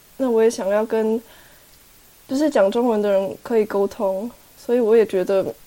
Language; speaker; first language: Chinese; early bilingual, heritage; Chinese